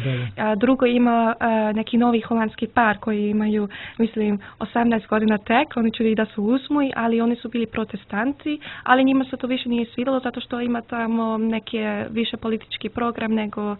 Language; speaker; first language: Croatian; early bilingual, heritage; Serbian